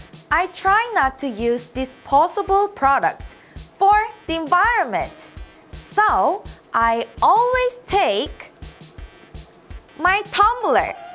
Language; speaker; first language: English; non-native, fluent; Korean